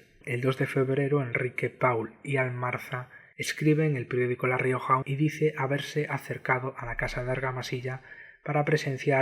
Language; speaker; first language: Spanish; native; Spanish